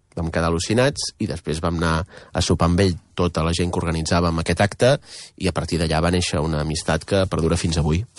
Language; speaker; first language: Catalan; native; Catalan